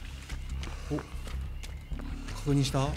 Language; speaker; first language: Japanese; native; Japanese